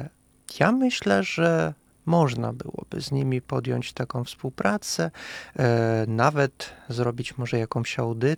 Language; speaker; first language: Polish; non-native, fluent; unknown